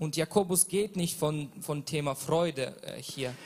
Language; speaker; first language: German; non-native, learner; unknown